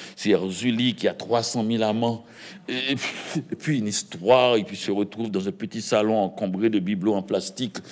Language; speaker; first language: French; native; French